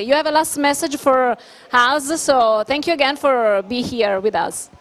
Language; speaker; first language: English; non-native, learner; Italian